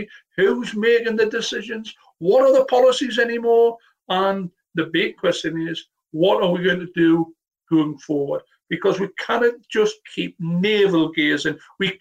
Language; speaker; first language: English; native; English